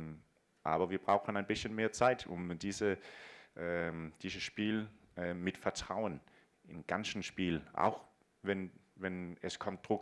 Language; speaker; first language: German; non-native, fluent; Danish